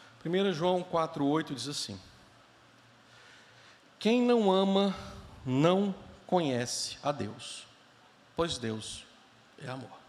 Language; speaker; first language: Portuguese; native; Portuguese